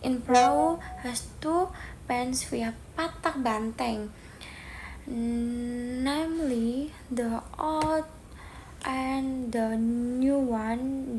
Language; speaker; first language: English; non-native, learner; Indonesian